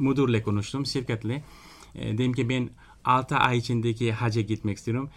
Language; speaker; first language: Turkish; non-native, fluent; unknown